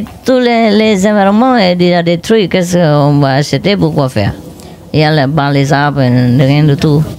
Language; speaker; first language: French; non-native, learner; Vietnamese